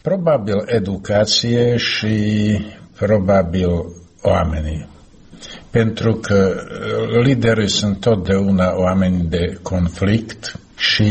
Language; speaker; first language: Romanian; non-native, learner; Slovak